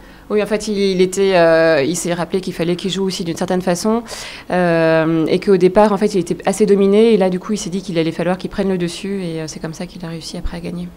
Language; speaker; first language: French; native; French